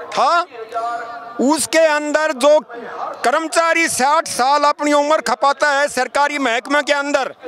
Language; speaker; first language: Hindi; native; Hindi